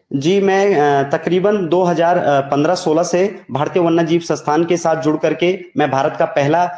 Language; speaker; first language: Hindi; native; Hindi